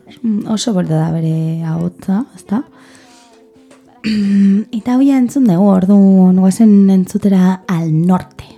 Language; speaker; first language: Basque; non-native, learner; Spanish